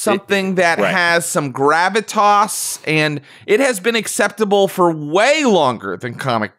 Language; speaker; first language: English; native; English